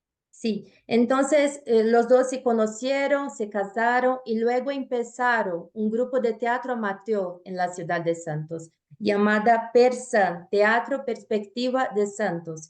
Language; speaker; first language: Spanish; non-native, fluent; Portuguese